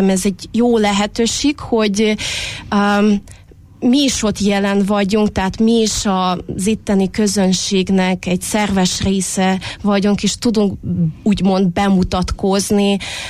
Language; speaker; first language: Hungarian; non-native, fluent; Russian